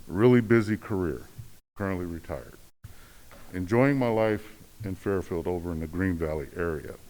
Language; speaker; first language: English; native; English